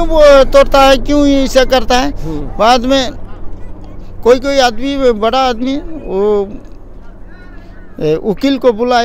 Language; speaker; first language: Hindi; non-native, local second language; Bangla